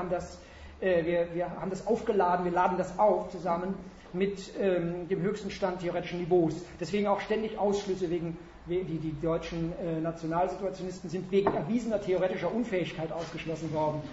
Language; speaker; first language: German; native; German